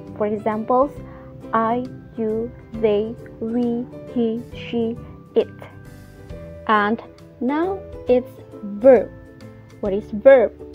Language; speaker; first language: English; non-native, fluent; Indonesian